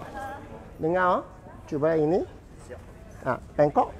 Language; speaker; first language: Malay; non-native, local second language; Cantonese